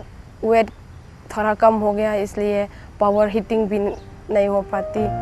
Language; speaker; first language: Hindi; non-native, local second language; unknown